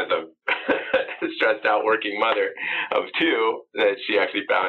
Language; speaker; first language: English; native; English